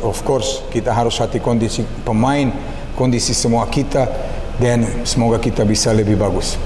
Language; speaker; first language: Indonesian; non-native, learner; Serbian